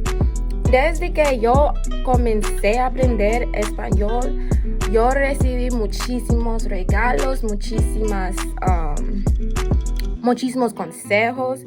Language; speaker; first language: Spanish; non-native, fluent; English